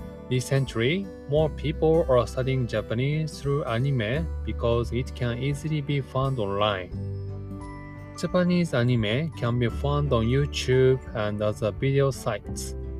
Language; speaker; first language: English; non-native, learner; Japanese